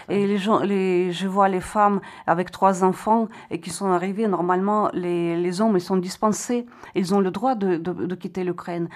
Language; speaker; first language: French; non-native, fluent; Ukrainian